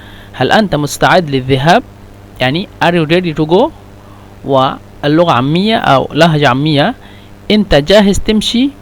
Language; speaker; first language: Arabic; non-native, fluent; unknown